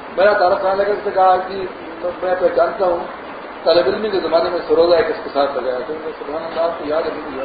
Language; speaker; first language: Urdu; non-native, local second language; Pashto